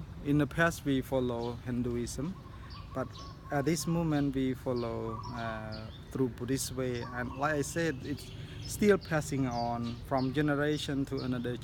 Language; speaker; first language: English; non-native, fluent; Khmer